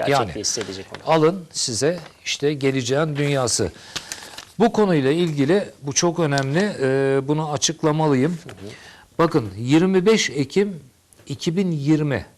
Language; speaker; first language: Turkish; native; Turkish